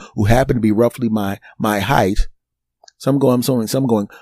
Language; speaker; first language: English; native; English